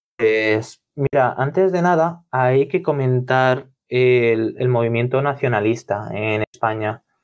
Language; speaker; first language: Spanish; non-native, local second language; Catalan